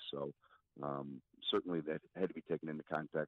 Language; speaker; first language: English; native; English